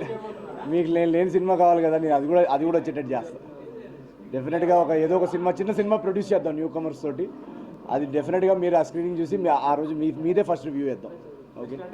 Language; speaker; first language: Telugu; native; Telugu